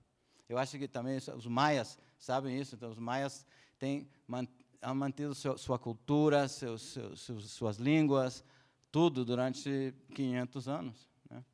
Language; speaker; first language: Portuguese; non-native, fluent; Spanish